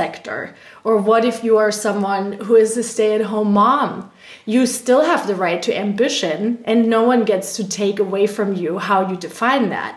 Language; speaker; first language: English; non-native, fluent; German